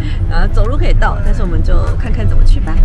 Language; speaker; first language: Chinese; native; Chinese